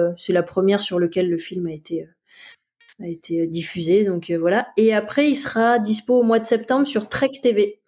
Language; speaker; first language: French; native; French